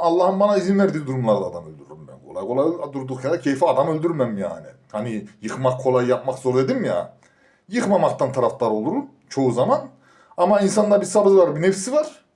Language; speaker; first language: Turkish; native; Turkish